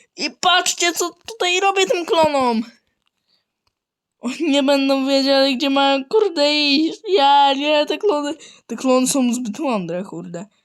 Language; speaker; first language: Polish; native; Polish